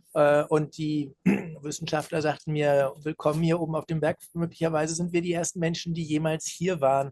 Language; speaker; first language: German; native; German